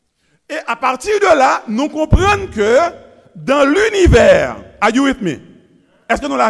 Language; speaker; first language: French; non-native, local second language; Haitian Creole